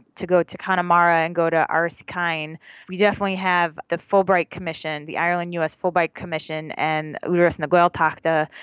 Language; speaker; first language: English; native; English